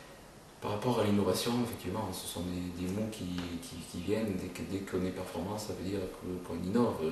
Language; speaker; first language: French; native; French